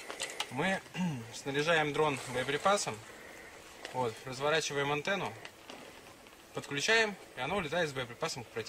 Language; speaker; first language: Russian; native; Russian